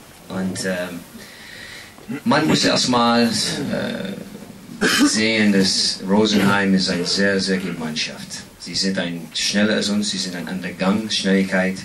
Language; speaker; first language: German; non-native, fluent; English